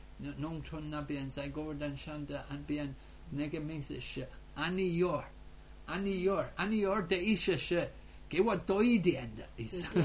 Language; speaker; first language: Chinese; non-native, fluent; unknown